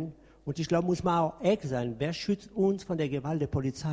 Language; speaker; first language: German; non-native, fluent; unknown